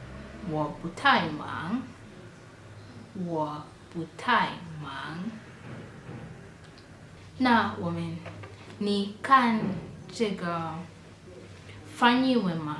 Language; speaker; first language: Chinese; non-native, fluent; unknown